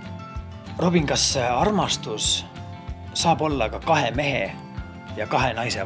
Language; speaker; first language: Estonian; native; Estonian